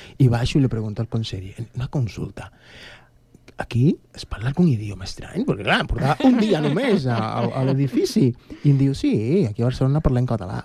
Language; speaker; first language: Catalan; non-native, fluent; Spanish